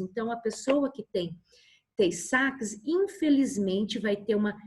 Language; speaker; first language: Portuguese; native; Portuguese